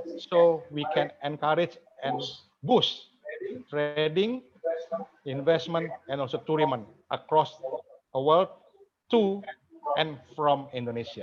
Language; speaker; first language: English; non-native, fluent; Indonesian